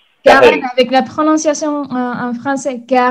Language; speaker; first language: French; non-native, fluent; Spanish